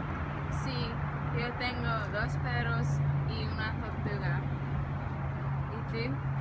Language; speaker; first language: Spanish; non-native, learner; English